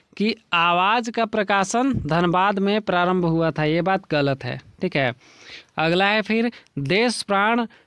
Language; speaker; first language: Hindi; native; Hindi